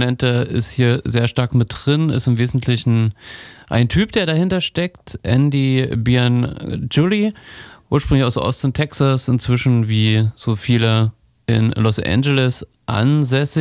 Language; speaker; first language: German; native; German